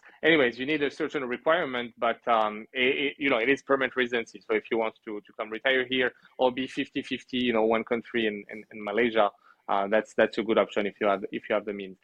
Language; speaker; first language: English; non-native, fluent; French